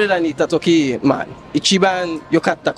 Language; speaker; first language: Japanese; non-native, learner; English